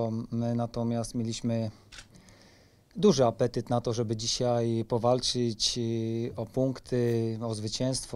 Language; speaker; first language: Polish; native; Polish